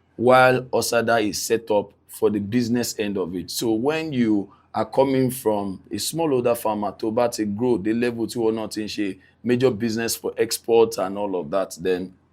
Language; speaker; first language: English; non-native, local second language; Yoruba